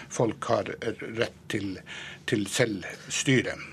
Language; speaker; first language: Norwegian; native; Norwegian